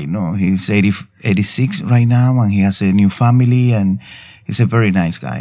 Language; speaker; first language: English; non-native, fluent; Spanish